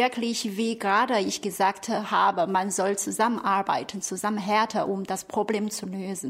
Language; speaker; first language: German; non-native, fluent; Chinese